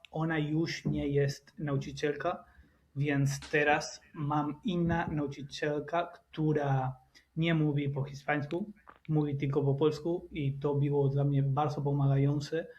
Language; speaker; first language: Polish; non-native, learner; Spanish